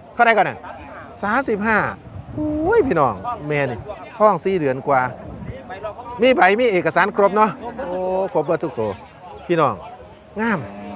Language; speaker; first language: Thai; native; Thai